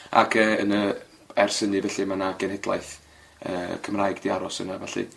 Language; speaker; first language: Welsh; native; Welsh